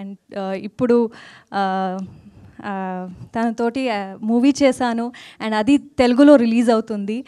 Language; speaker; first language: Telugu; non-native, learner; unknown